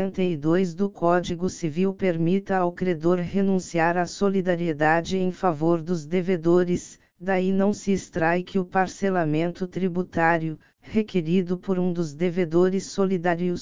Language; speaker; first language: Portuguese; native; Portuguese